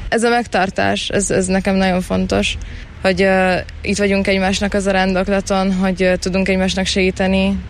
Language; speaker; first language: Hungarian; early bilingual, heritage; Hungarian